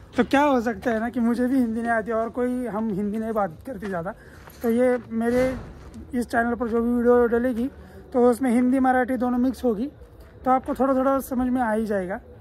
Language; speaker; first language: Hindi; non-native, local second language; Marathi